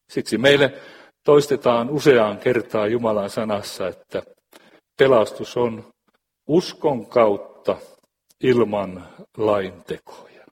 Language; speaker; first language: Finnish; native; Finnish